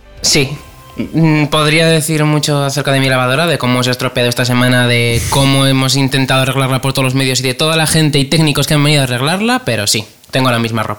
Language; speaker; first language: Spanish; native; Spanish